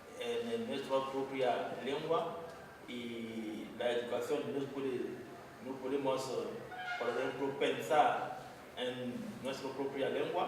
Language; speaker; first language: Spanish; non-native, fluent; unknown